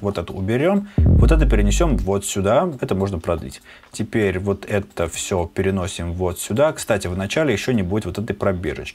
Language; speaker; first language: Russian; native; Russian